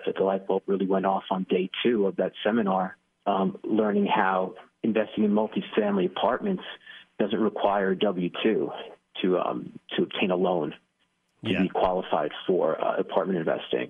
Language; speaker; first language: English; native; English